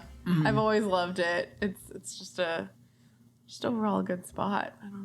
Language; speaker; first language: English; native; English